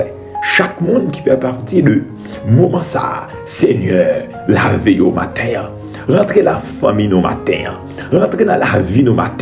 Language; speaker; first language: French; non-native, local second language; Haitian Creole